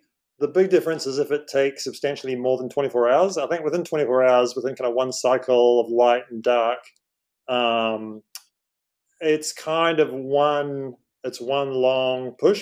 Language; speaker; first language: English; native; English